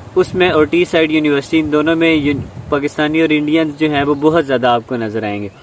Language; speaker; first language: Urdu; non-native, local second language; Pashto